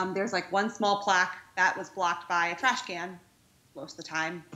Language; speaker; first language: English; native; English